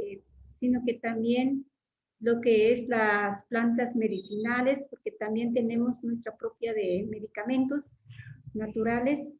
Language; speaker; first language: Spanish; non-native, local second language; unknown